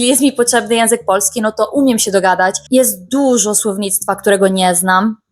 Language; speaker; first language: Polish; early bilingual, heritage; Italian